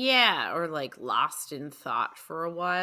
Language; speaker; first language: English; native; English